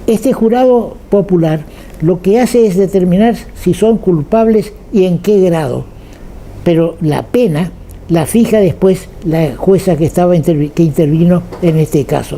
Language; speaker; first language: Spanish; native; Spanish